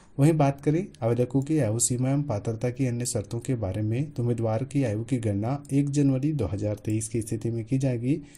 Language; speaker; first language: Hindi; native; Hindi